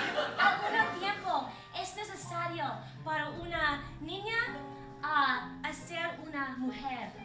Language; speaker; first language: Spanish; non-native, learner; English